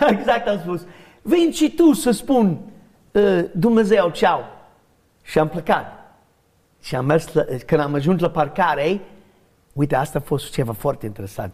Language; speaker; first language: Romanian; non-native, learner; English